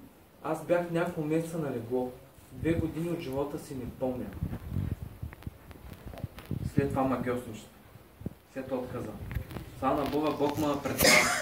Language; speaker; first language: Bulgarian; native; Bulgarian